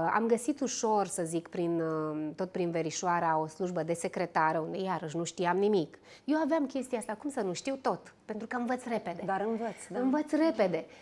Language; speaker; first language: Romanian; native; Romanian